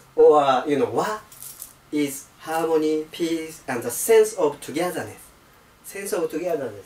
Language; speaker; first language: English; non-native, fluent; Japanese